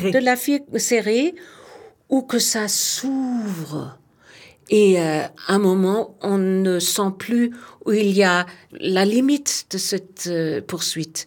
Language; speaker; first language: French; non-native, fluent; German